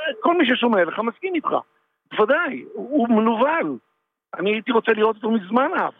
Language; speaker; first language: Hebrew; native; Hebrew